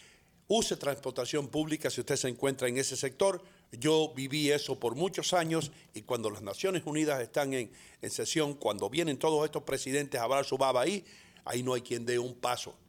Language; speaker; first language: Spanish; native; Spanish